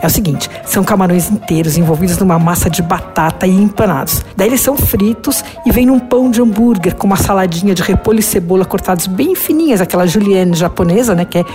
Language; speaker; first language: Portuguese; native; Portuguese